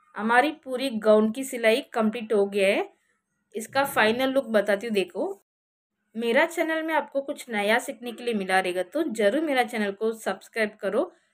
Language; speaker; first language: Hindi; non-native, local second language; Marathi